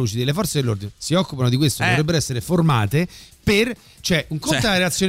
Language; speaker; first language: Italian; native; Italian